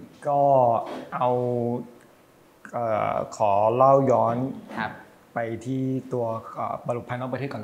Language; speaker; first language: Thai; native; Thai